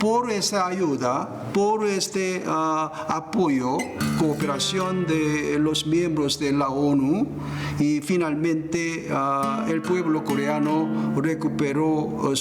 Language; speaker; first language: Spanish; non-native, fluent; Korean